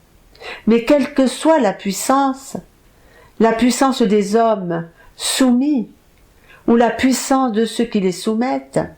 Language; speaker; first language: French; native; French